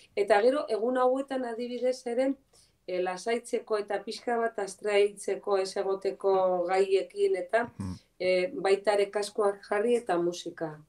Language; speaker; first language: Basque; non-native, local second language; Spanish